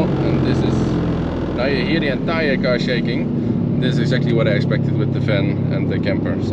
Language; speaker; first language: English; non-native, fluent; Dutch